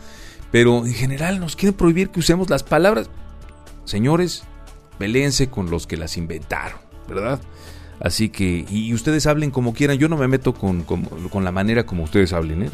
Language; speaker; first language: Spanish; native; Spanish